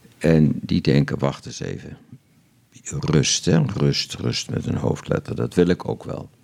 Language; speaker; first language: Dutch; native; Dutch